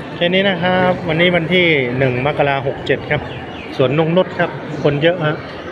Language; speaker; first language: Thai; native; Thai